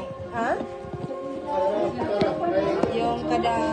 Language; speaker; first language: Filipino; non-native, local second language; Cebuano